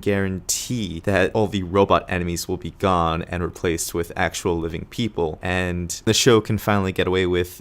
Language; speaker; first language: English; native; English